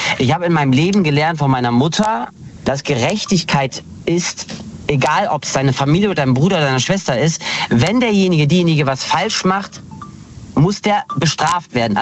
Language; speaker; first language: German; early bilingual, other home language; Kurdish